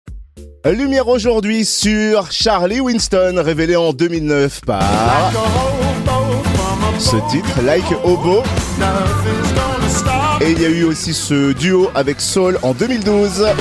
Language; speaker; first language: French; native; French